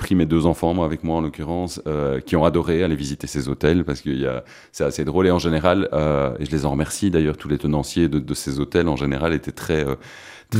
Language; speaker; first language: French; native; French